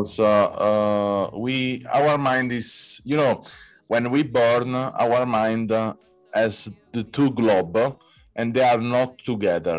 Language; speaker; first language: English; non-native, learner; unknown